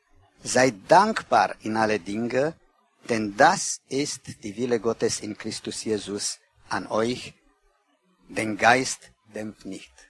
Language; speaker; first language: German; non-native, learner; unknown